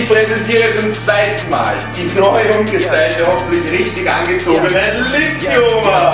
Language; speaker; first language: German; native; German